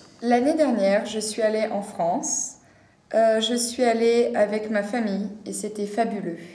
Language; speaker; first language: French; non-native, learner; English